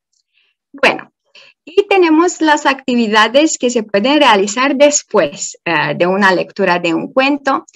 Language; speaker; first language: Spanish; non-native, fluent; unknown